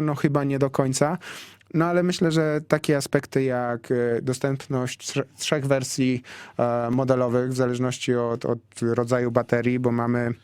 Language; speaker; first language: Polish; native; Polish